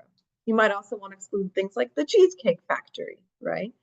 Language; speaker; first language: English; native; English